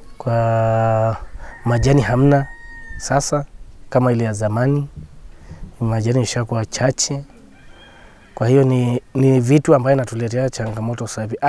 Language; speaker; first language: Swahili; non-native, local second language; Masai